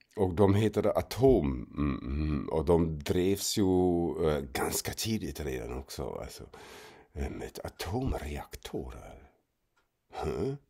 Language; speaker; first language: Swedish; non-native, fluent; German